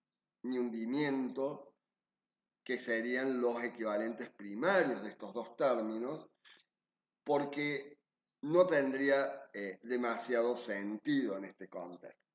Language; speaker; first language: Spanish; native; Spanish